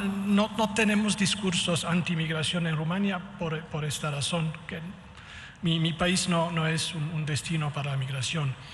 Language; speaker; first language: Spanish; non-native, fluent; Romanian